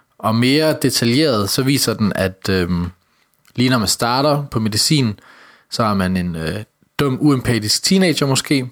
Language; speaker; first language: Danish; native; Danish